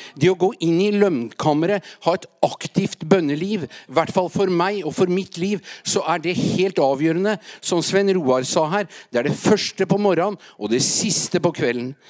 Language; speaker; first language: Norwegian; native; Norwegian